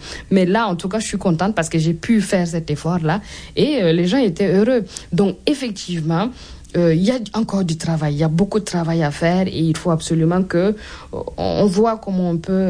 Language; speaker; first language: French; non-native, local second language; Mossi